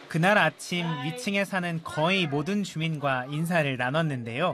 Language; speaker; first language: Korean; native; Korean